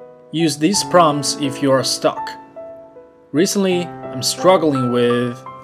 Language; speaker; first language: English; non-native, fluent; Chinese